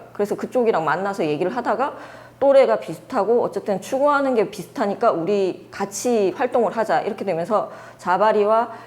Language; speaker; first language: Korean; native; Korean